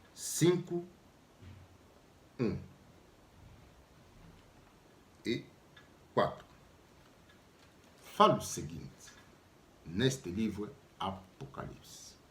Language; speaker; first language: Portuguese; non-native, learner; Lingala